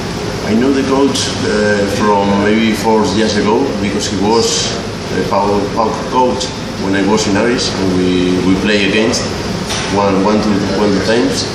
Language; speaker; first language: English; non-native, learner; Spanish